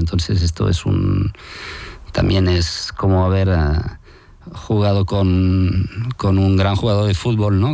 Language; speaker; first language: Spanish; non-native, fluent; French